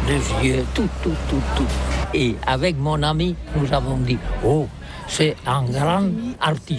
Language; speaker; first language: French; non-native, learner; Catalan